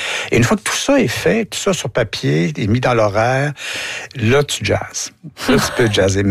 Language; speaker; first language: French; native; French